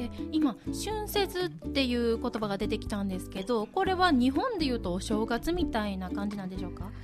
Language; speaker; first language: Japanese; native; Japanese